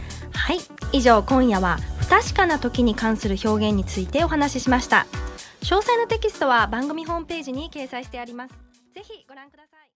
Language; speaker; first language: Japanese; native; Japanese